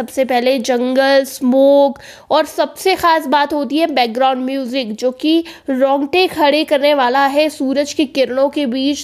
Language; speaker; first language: Hindi; native; Hindi